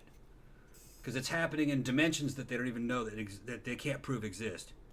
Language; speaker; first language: English; native; English